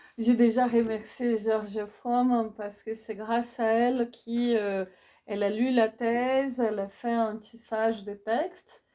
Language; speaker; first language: French; non-native, fluent; Portuguese